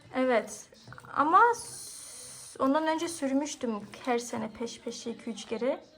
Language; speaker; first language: Turkish; native; Turkish